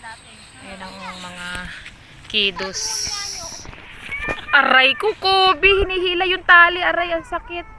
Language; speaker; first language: Filipino; native; Filipino